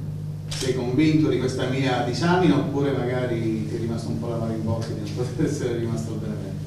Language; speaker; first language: Italian; native; Italian